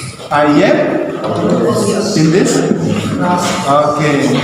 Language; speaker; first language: English; non-native, learner; Indonesian